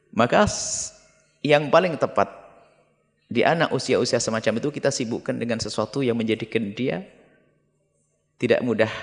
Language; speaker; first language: Indonesian; non-native, local second language; Javanese